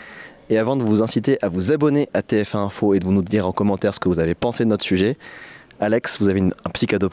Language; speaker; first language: French; native; French